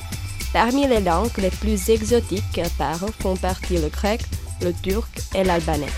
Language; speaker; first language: French; non-native, learner; Czech